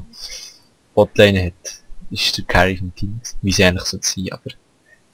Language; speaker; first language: German; native; German